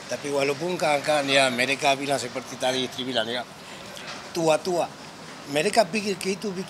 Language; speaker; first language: Indonesian; non-native, fluent; Spanish